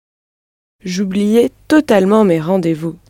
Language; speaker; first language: French; non-native, learner; English